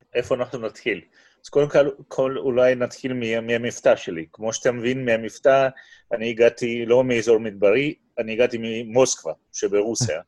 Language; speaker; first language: Hebrew; non-native, fluent; Russian